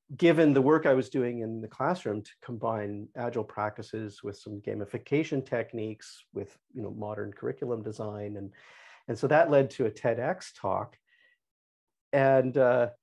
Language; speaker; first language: English; native; English